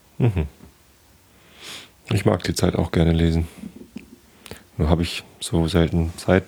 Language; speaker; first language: German; native; German